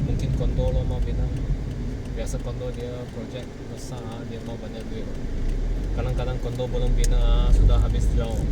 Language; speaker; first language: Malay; non-native, local second language; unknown